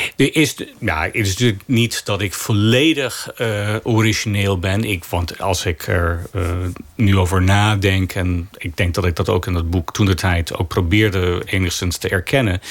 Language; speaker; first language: Dutch; non-native, fluent; English